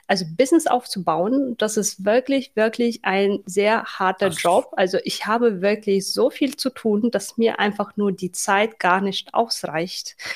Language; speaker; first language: German; non-native, fluent; Russian